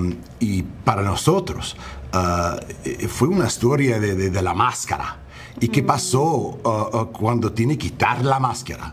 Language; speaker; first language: Spanish; non-native, learner; English